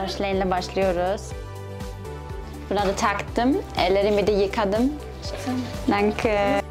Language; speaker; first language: Turkish; non-native, fluent; German